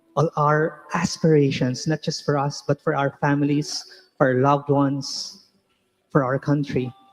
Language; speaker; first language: English; non-native, local second language; Filipino